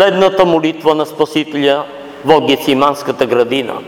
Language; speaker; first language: Bulgarian; native; Bulgarian